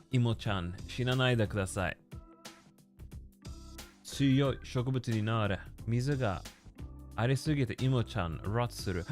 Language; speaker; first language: Japanese; non-native, learner; English